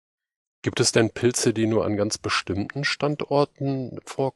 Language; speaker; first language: German; native; German